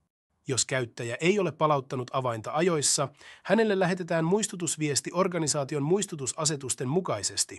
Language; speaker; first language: Finnish; native; Finnish